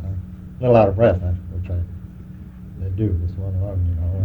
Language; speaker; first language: English; native; English